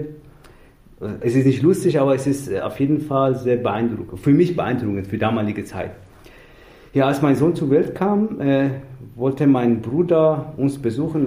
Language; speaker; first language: German; non-native, fluent; Persian